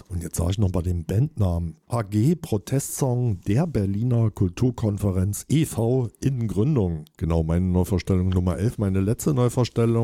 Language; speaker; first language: German; native; German